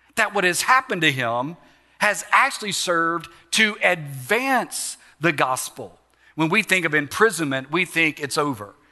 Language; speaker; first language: English; native; English